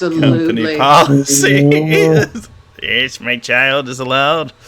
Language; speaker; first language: English; native; English